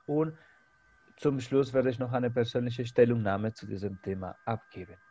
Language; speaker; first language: German; non-native, fluent; Spanish